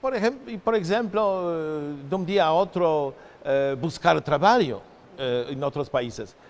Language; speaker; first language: Portuguese; non-native, fluent; Polish